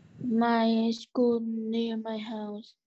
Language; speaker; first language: English; non-native, learner; Vietnamese